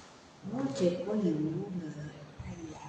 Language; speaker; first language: Chinese; non-native, learner; Indonesian